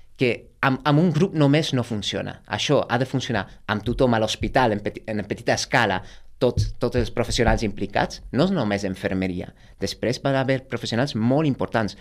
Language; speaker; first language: Catalan; non-native, fluent; Dutch